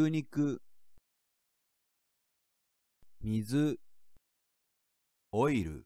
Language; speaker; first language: Japanese; non-native, learner; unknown